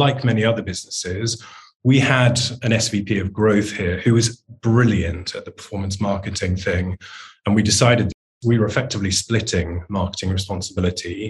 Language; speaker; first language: English; native; English